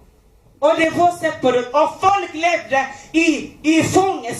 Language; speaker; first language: Swedish; non-native, learner; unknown